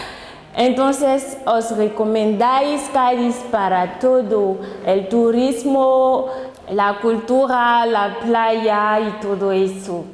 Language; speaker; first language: Spanish; non-native, learner; French